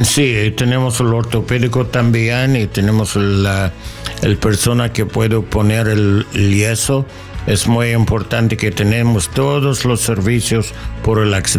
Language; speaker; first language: Spanish; non-native, learner; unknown